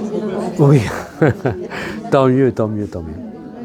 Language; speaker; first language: French; native; French